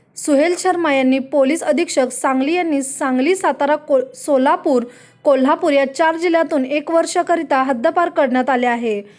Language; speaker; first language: Marathi; native; Marathi